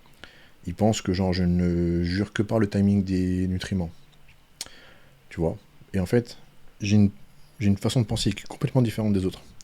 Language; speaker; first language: French; native; French